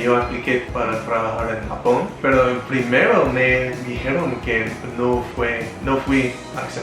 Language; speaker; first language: Spanish; non-native, fluent; English